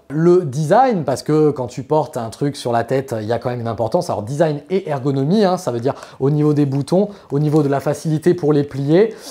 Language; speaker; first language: French; native; French